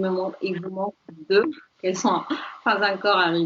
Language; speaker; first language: French; non-native, fluent; Spanish